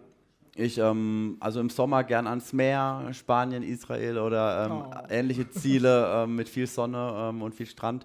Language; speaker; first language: German; native; German